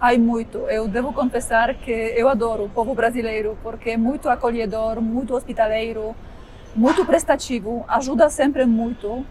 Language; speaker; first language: Portuguese; non-native, fluent; Polish